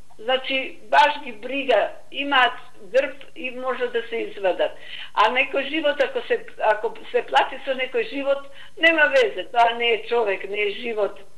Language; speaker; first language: Macedonian; native; Macedonian